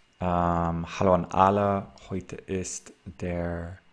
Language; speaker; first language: German; non-native, learner; English